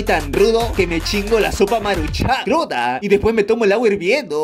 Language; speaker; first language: Spanish; native; Spanish